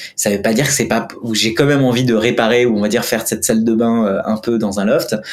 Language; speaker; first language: French; non-native, fluent; Hindi